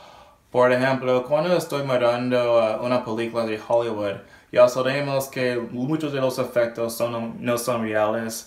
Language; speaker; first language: Spanish; non-native, learner; English